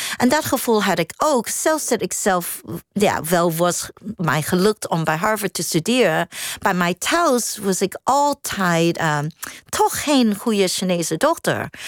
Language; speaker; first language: Dutch; non-native, fluent; Cantonese